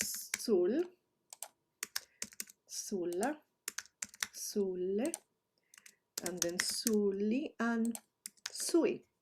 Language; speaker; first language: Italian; non-native, fluent; Spanish